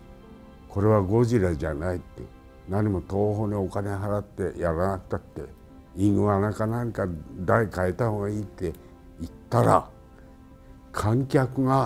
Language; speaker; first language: Japanese; native; Japanese